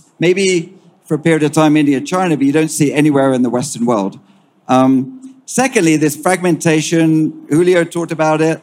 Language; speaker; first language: English; native; English